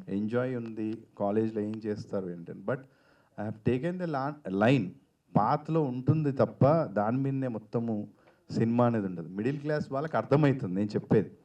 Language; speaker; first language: Telugu; native; Telugu